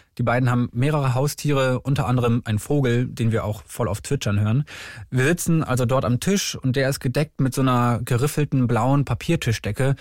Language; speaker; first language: German; native; German